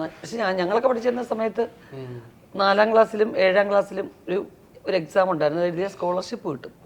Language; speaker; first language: Malayalam; native; Malayalam